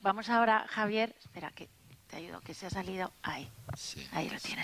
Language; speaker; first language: Spanish; native; Spanish